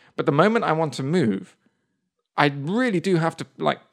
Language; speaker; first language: English; native; English